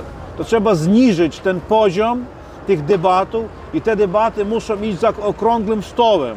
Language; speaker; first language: Polish; non-native, fluent; Ukrainian